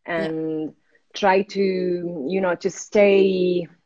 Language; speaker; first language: English; non-native, fluent; Italian